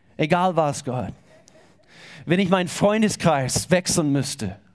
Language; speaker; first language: German; non-native, fluent; English